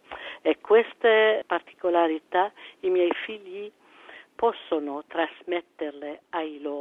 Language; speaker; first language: Italian; early bilingual, heritage; French